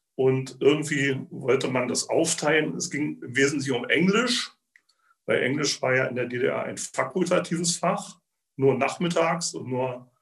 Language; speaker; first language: German; native; German